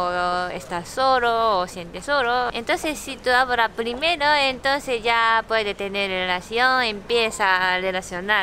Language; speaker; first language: Spanish; non-native, learner; Japanese